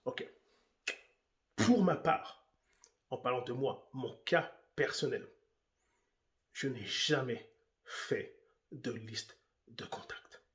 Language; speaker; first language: French; native; French